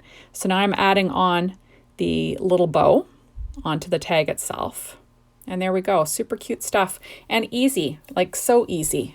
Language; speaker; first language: English; native; English